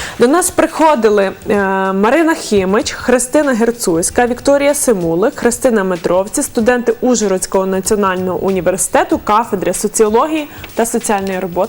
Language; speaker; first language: Ukrainian; native; Ukrainian